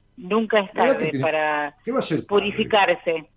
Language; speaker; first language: Spanish; native; Spanish